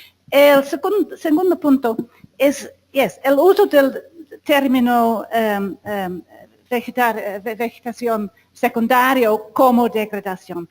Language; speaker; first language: Spanish; non-native, fluent; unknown